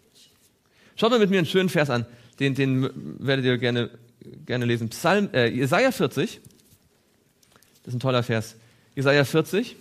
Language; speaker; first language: German; native; German